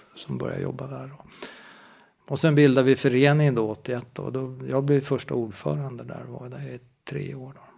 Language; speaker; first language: Swedish; native; Swedish